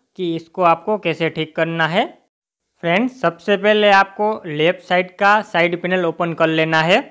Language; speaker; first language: Hindi; native; Hindi